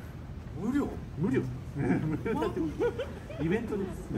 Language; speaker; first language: Japanese; native; Japanese